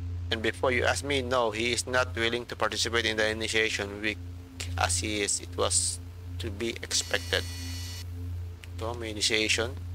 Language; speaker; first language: English; non-native, local second language; Filipino